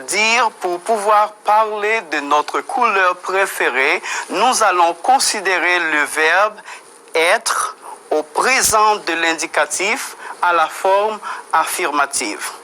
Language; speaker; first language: French; non-native, fluent; Spanish